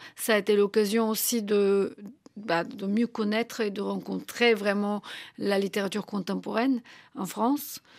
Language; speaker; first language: French; non-native, fluent; Bulgarian